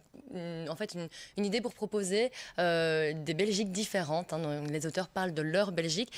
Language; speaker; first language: French; native; French